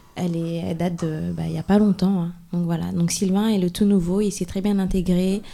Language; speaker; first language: French; native; French